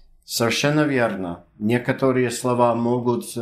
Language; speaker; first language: Russian; non-native, fluent; English